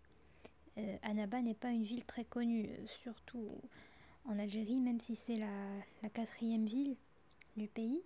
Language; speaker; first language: French; non-native, local second language; Arabic